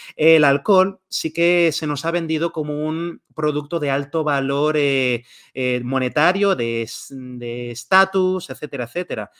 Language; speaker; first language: Spanish; native; Spanish